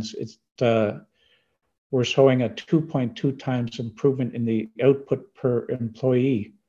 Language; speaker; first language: English; native; English